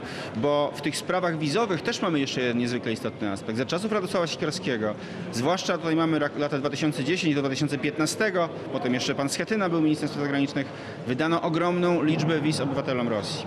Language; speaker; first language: Polish; native; Polish